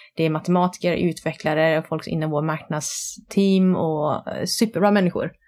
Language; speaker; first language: Swedish; early bilingual, other home language; Vietnamese